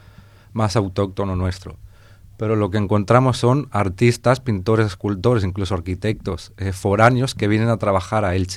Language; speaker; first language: Spanish; native; Spanish